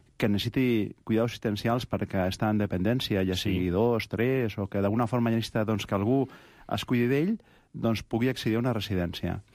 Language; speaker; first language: Catalan; non-native, local second language; Spanish